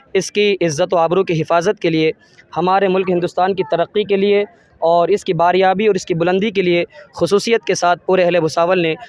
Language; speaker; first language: Urdu; native; Urdu